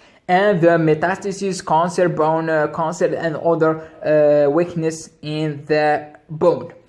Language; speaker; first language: English; non-native, local second language; Arabic